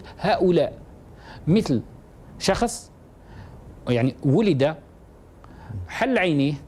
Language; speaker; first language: Arabic; native; Arabic